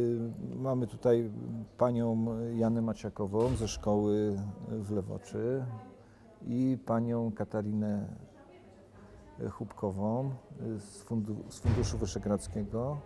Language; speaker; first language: Polish; native; Polish